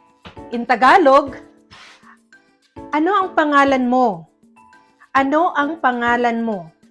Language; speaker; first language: Filipino; non-native, local second language; Cebuano